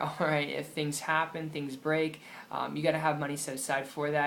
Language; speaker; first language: English; native; English